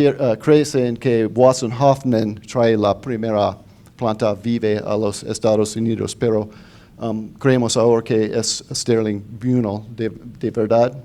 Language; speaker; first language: Spanish; non-native, fluent; English